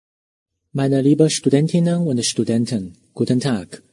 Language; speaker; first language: German; non-native, fluent; Chinese